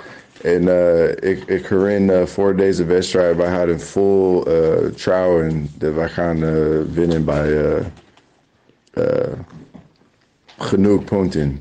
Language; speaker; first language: Dutch; non-native, learner; English